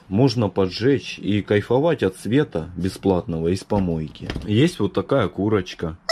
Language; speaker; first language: Russian; native; Russian